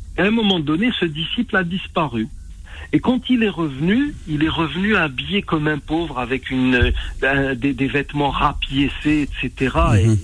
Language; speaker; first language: French; non-native, local second language; Arabic